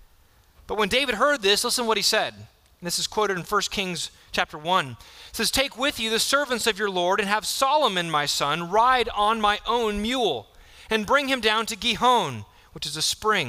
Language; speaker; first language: English; native; English